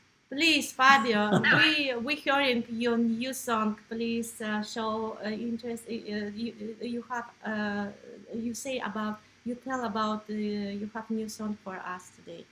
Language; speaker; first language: English; non-native, learner; Russian